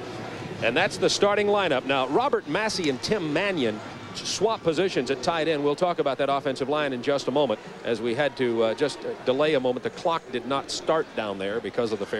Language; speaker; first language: English; native; English